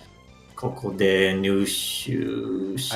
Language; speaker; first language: Japanese; non-native, learner; English